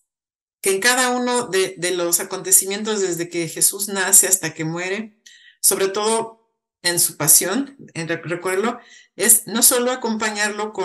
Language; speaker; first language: Spanish; native; Spanish